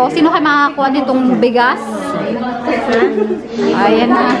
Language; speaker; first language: Filipino; native; Filipino